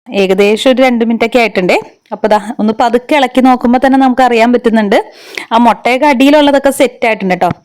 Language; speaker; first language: Malayalam; native; Malayalam